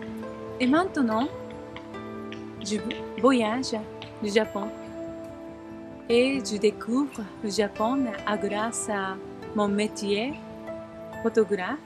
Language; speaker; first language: French; non-native, learner; Japanese